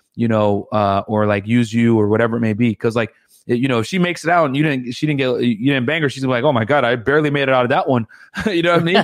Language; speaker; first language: English; native; English